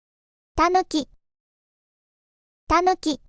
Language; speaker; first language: Japanese; native; Japanese